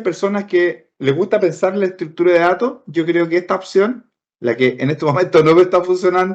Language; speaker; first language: Spanish; native; Spanish